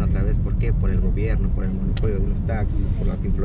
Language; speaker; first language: Spanish; native; Spanish